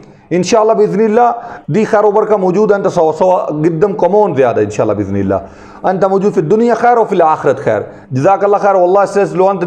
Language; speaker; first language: Arabic; non-native, learner; Urdu